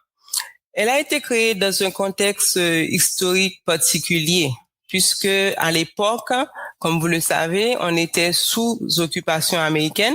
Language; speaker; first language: French; non-native, local second language; Haitian Creole